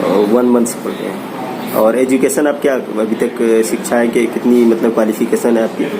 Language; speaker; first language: Hindi; native; Hindi